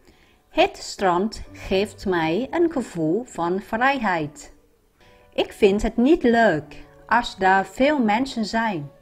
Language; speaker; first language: Dutch; non-native, learner; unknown